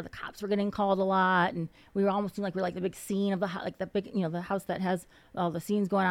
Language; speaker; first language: English; native; English